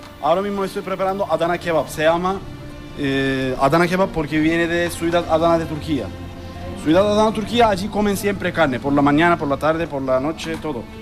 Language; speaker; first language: Spanish; non-native, learner; Turkish